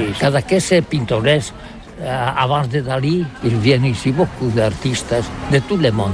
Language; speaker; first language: French; non-native, learner; Catalan